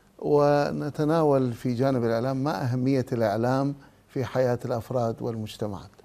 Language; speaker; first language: Arabic; native; Arabic